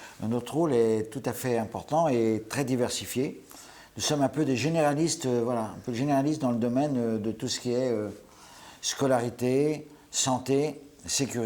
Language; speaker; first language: French; native; French